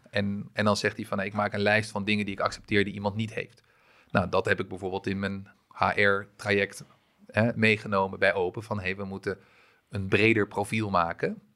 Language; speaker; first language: Dutch; early bilingual, other home language; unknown